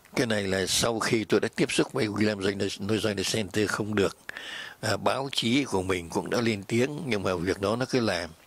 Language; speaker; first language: Vietnamese; native; Vietnamese